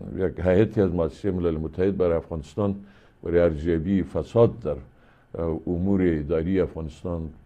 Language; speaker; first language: Persian; native; Persian